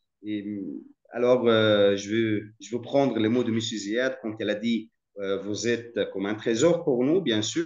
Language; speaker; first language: French; non-native, fluent; Arabic